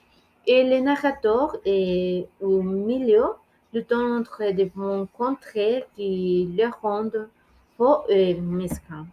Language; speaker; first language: French; non-native, learner; Spanish